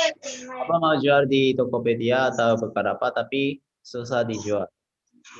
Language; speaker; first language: Indonesian; non-native, fluent; Japanese